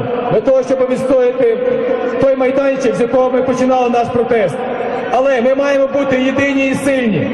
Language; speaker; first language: Ukrainian; native; Ukrainian